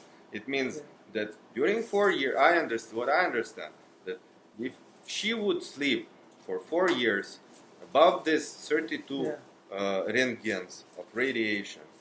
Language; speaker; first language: English; non-native, fluent; Russian